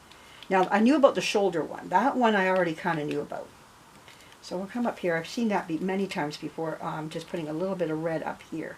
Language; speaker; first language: English; native; English